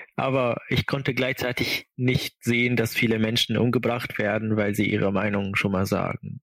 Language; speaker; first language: German; non-native, fluent; Arabic